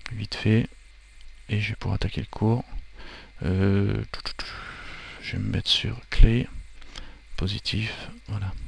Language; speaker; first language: French; native; French